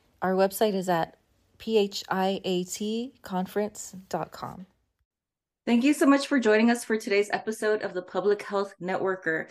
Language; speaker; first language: English; native; English